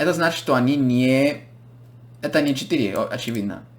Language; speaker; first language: Russian; non-native, fluent; English